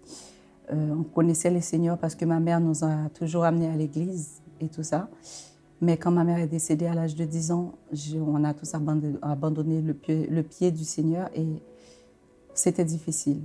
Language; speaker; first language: French; non-native, local second language; Haitian Creole